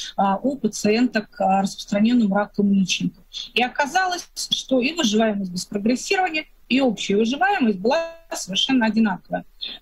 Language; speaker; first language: Russian; native; Russian